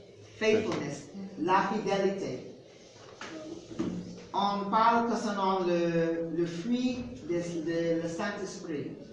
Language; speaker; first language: French; non-native, learner; English